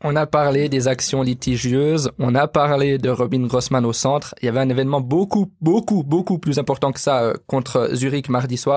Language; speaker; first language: French; native; French